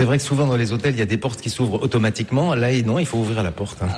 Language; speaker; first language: French; native; French